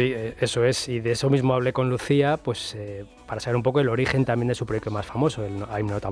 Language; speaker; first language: Spanish; native; Spanish